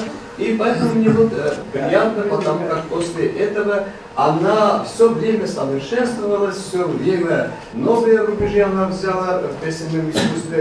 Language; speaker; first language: Russian; non-native, local second language; Armenian